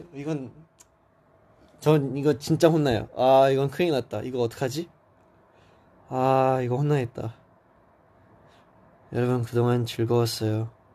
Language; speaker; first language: Korean; non-native, fluent; English